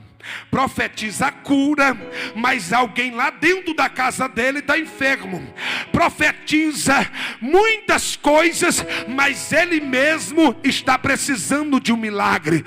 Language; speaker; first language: Portuguese; native; Portuguese